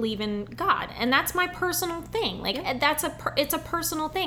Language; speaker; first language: English; native; English